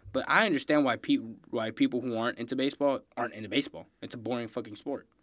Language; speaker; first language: English; native; English